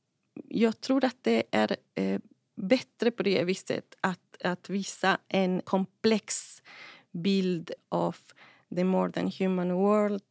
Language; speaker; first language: Swedish; non-native, fluent; Spanish